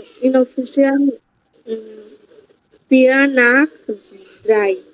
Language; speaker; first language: German; non-native, learner; Bangla